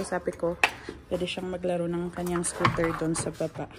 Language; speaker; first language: Filipino; non-native, local second language; Hiligaynon